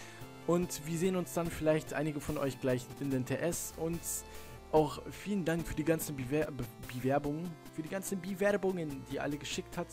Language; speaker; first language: German; native; German